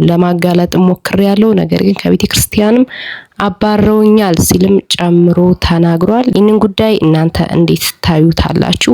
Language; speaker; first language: Amharic; native; Amharic